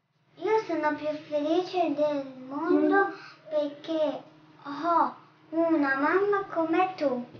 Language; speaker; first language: Italian; early bilingual, other home language; Russian